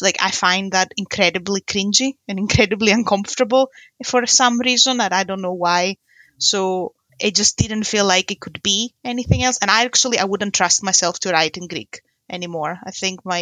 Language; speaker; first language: English; non-native, fluent; Greek